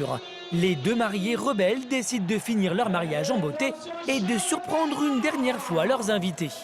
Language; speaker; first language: French; native; French